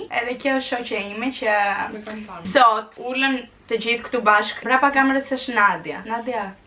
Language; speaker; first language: Albanian; early bilingual, heritage; Albanian